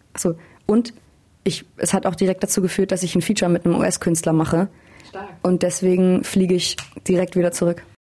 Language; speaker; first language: German; native; German